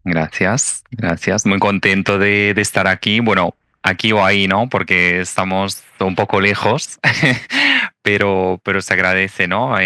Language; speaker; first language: Spanish; non-native, fluent; Italian